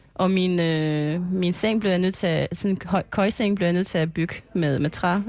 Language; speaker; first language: Danish; non-native, fluent; French